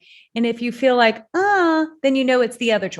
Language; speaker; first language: English; native; English